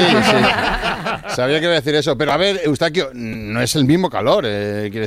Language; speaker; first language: Spanish; native; Spanish